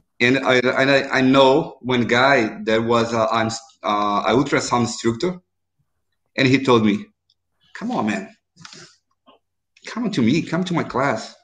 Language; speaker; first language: English; non-native, learner; Portuguese